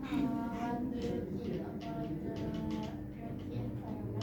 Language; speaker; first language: English; non-native, learner; Indonesian